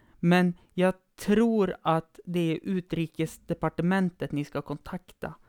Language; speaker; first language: Swedish; native; Swedish